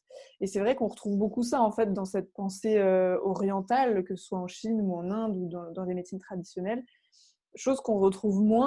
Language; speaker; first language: French; native; French